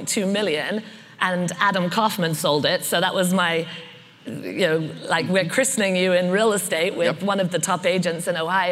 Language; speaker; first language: English; native; English